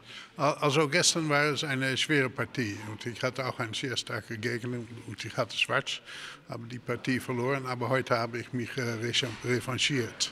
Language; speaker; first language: German; non-native, fluent; Dutch